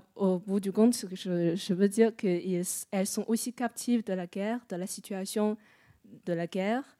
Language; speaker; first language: French; non-native, fluent; Chinese